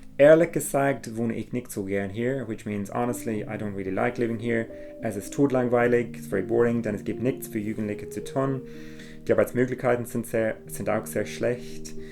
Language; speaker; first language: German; non-native, fluent; English